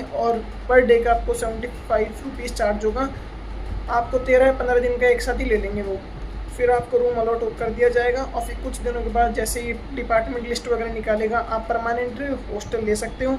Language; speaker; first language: Hindi; native; Hindi